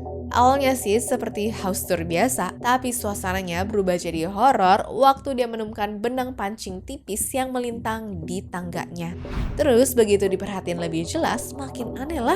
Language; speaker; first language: Indonesian; native; Indonesian